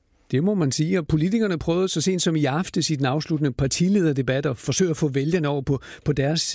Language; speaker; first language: Danish; native; Danish